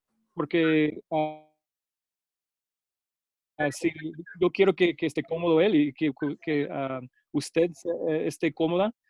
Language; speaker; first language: Spanish; non-native, fluent; English